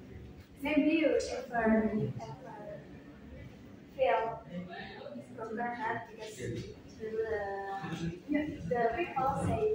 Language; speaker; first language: English; non-native, learner; Indonesian